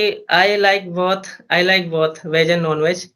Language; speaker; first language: English; non-native, learner; Hindi